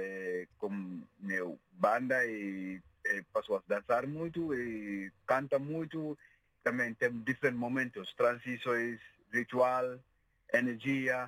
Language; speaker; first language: Portuguese; non-native, learner; Mandingo